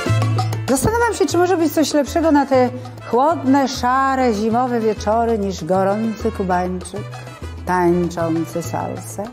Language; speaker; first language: Polish; native; Polish